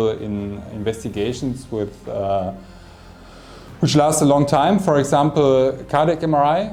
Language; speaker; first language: English; non-native, fluent; German